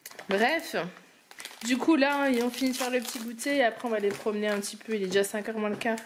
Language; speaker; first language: French; native; French